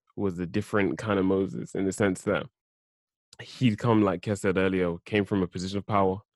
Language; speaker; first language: English; native; English